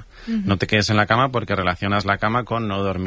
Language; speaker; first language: Spanish; native; Spanish